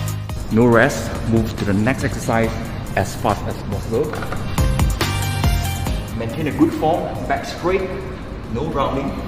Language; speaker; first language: English; non-native, local second language; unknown